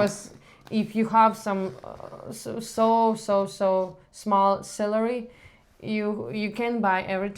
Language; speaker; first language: English; non-native, learner; Ukrainian